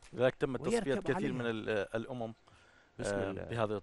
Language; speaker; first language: Arabic; native; Arabic